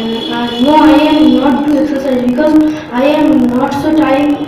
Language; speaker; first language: English; non-native, learner; Bangla